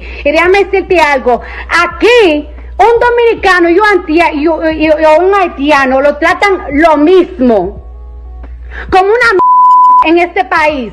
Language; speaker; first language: Spanish; early bilingual, heritage; Spanish